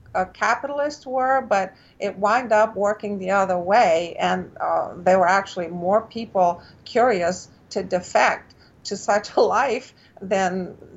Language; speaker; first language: English; non-native, fluent; Romanian